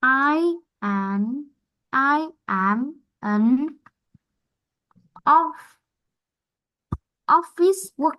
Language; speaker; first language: English; non-native, learner; Vietnamese